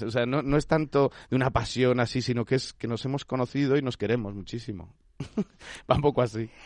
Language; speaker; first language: Spanish; native; Spanish